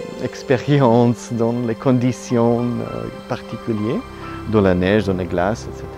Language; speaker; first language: French; non-native, learner; Italian